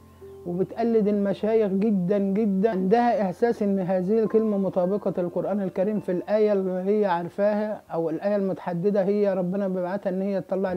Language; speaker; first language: Arabic; native; Arabic